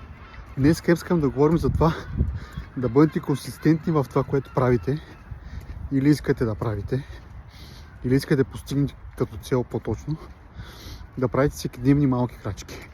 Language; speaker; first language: Bulgarian; native; Bulgarian